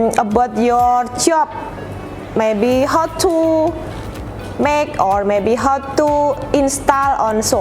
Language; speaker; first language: English; non-native, learner; Indonesian